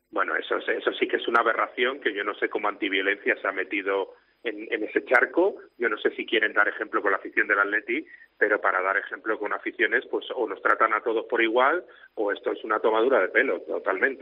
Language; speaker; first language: Spanish; native; Spanish